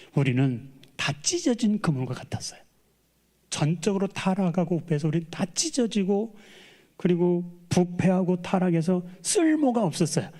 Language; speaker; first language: Korean; native; Korean